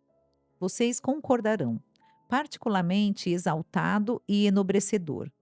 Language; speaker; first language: Portuguese; native; Portuguese